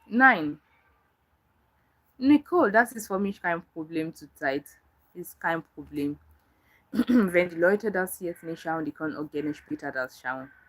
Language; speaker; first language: German; non-native, learner; Yoruba